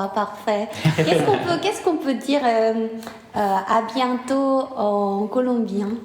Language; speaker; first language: French; non-native, learner; Korean